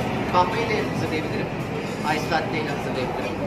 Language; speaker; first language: Turkish; native; Turkish